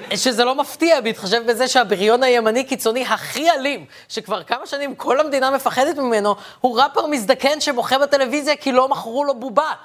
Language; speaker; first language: Hebrew; early bilingual, other home language; Arabic